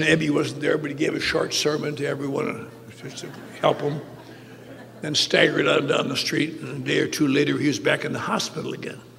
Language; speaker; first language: English; native; English